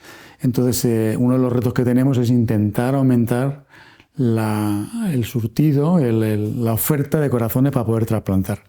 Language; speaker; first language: Spanish; native; Spanish